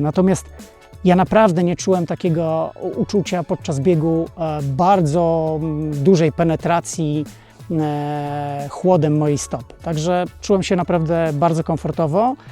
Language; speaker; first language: Polish; native; Polish